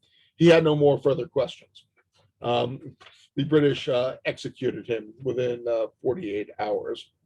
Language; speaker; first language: English; native; English